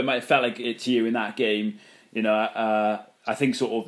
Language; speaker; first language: English; native; English